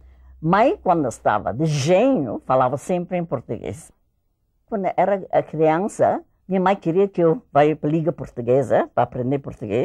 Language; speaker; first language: Portuguese; early bilingual, heritage; English